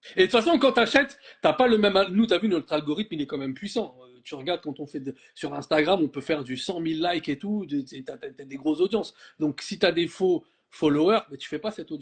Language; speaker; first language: French; native; French